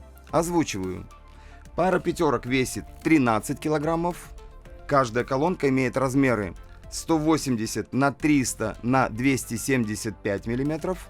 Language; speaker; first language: Russian; native; Russian